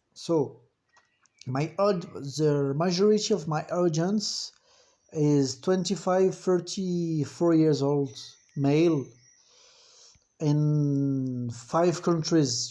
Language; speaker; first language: English; non-native, fluent; French